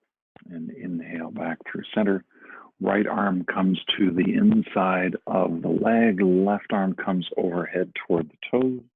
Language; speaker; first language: English; native; English